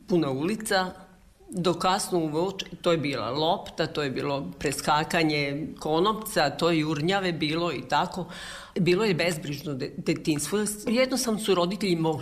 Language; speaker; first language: Serbian; native; Serbian